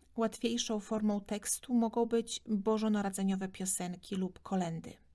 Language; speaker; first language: Polish; native; Polish